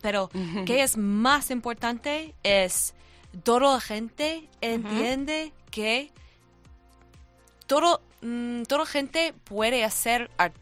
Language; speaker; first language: Spanish; non-native, learner; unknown